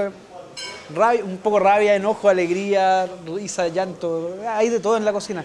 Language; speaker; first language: Spanish; native; Spanish